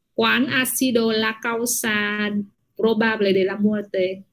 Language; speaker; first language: Spanish; non-native, fluent; Vietnamese